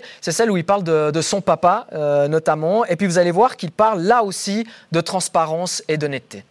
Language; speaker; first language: French; native; French